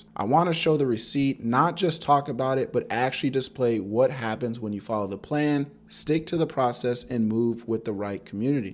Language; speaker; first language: English; native; English